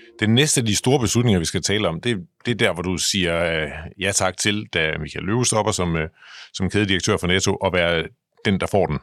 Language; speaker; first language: Danish; native; Danish